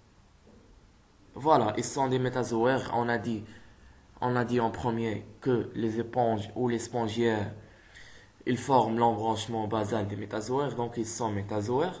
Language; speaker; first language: French; non-native, local second language; Arabic